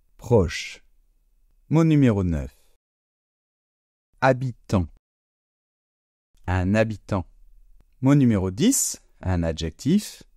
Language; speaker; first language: French; native; French